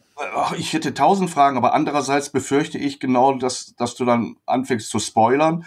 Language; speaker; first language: German; native; German